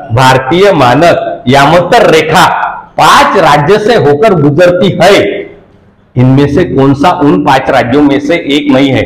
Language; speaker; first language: Hindi; non-native, local second language; Marathi